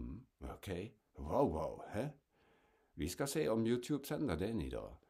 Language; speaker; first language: Swedish; non-native, fluent; German